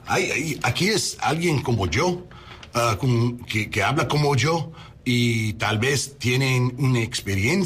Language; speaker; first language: Spanish; non-native, learner; English